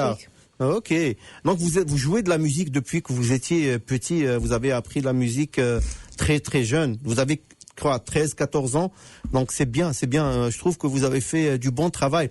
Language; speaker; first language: French; native; French